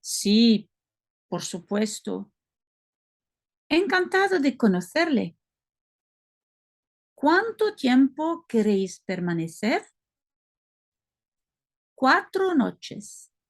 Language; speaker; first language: Spanish; non-native, learner; French